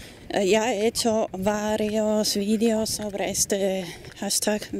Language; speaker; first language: Spanish; non-native, fluent; German